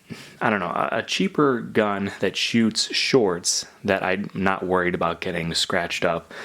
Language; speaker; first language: English; native; English